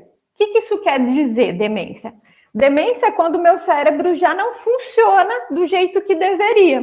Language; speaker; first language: Portuguese; native; Portuguese